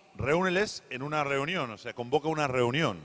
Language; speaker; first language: Spanish; native; Spanish